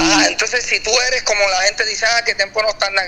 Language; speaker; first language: Spanish; native; Spanish